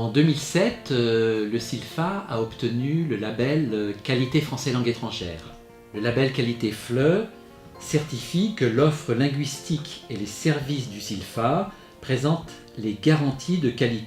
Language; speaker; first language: French; native; French